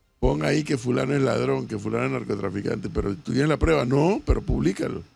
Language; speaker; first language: Spanish; native; Spanish